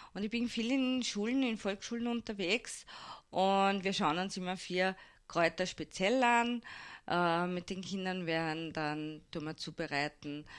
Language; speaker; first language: German; native; German